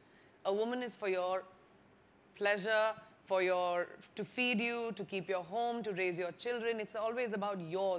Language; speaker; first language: English; non-native, local second language; Hindi